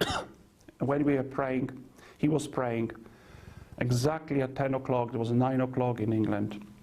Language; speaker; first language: English; non-native, fluent; Polish